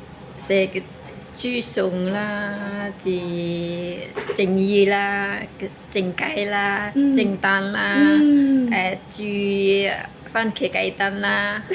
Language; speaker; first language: Cantonese; non-native, learner; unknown